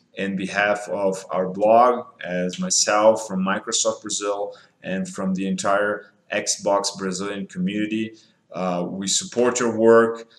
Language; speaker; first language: English; non-native, fluent; Portuguese